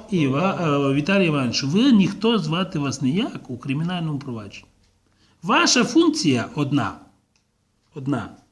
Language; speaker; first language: Ukrainian; native; Ukrainian